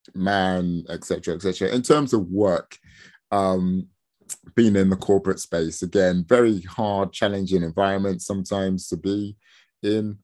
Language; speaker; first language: English; early bilingual, other home language; Yoruba